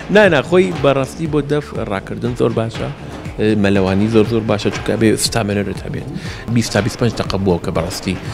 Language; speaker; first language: Central Kurdish; early bilingual, heritage; Central Kurdish